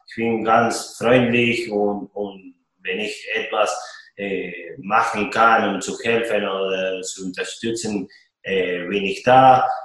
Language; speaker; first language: German; non-native, fluent; Spanish